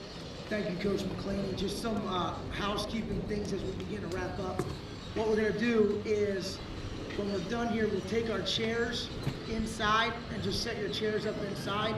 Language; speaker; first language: English; native; English